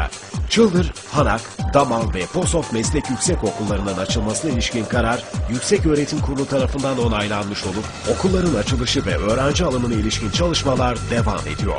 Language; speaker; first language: Turkish; native; Turkish